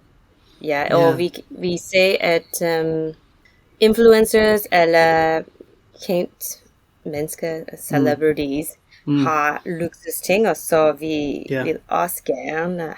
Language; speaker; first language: Danish; non-native, learner; English